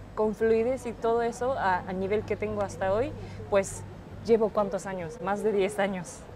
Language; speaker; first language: Spanish; non-native, fluent; Japanese